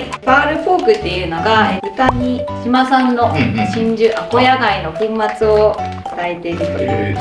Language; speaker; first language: Japanese; native; Japanese